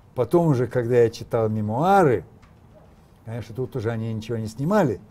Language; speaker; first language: Russian; native; Russian